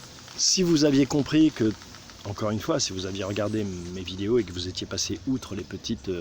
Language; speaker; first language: French; native; French